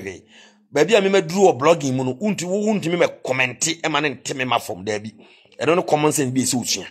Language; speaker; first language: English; non-native, local second language; Akan